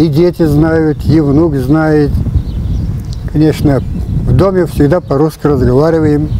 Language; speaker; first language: Russian; early bilingual, heritage; Russian